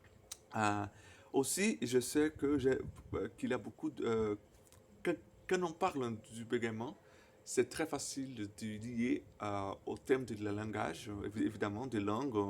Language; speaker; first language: French; non-native, fluent; Portuguese